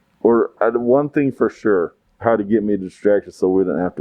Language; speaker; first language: English; native; English